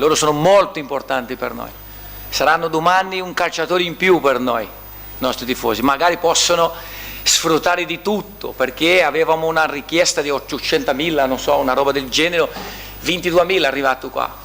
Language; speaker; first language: Italian; non-native, fluent; Portuguese